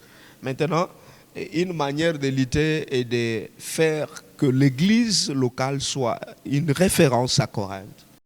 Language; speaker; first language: French; non-native, local second language; Swahili